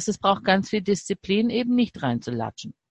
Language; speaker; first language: German; native; German